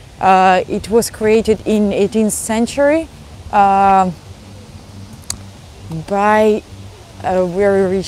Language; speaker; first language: English; non-native, fluent; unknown